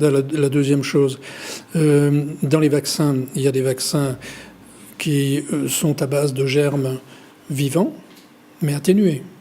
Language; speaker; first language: French; native; French